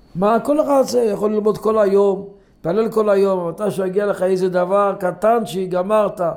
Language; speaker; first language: Hebrew; non-native, local second language; Yiddish